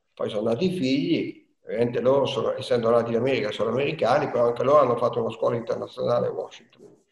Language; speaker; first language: Italian; native; Italian